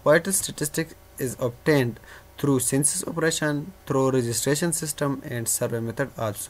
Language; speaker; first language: English; non-native, local second language; Urdu